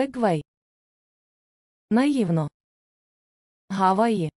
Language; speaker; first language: Ukrainian; non-native, learner; Filipino